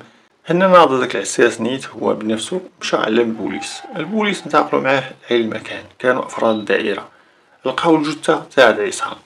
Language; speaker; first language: Arabic; native; Arabic